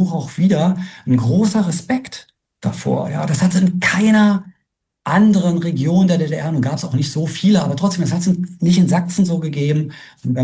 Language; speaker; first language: German; native; German